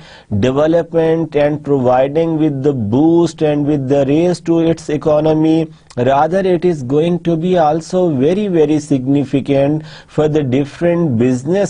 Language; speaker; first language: English; non-native, local second language; Urdu